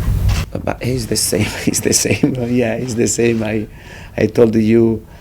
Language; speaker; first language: English; non-native, fluent; Italian